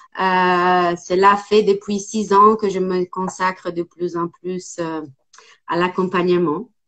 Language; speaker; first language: French; non-native, fluent; Italian